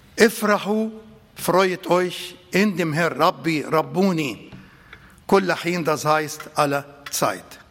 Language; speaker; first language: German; non-native, fluent; Arabic